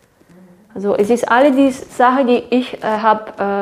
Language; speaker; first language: German; non-native, fluent; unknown